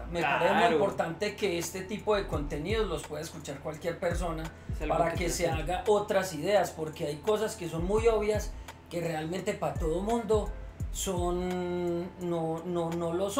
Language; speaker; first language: Spanish; native; Spanish